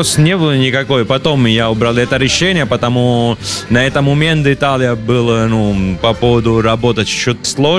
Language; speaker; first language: Russian; non-native, learner; Italian